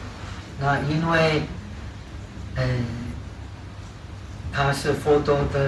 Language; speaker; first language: Chinese; non-native, fluent; Czech